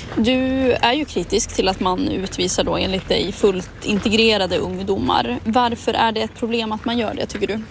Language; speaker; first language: Swedish; native; Swedish